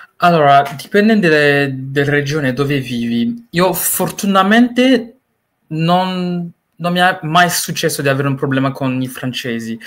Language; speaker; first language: Italian; non-native, learner; Malagasy